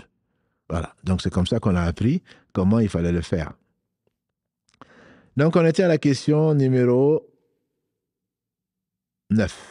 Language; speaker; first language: French; native; French